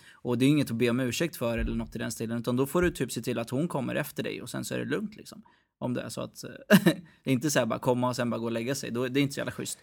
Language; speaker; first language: Swedish; early bilingual, other home language; Arabic